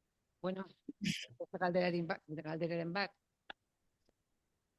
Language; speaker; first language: Basque; non-native, local second language; Spanish